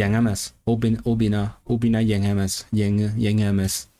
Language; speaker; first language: Uzbek; non-native, learner; Cantonese